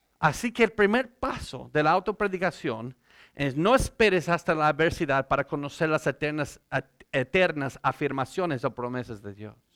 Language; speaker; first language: Spanish; non-native, fluent; English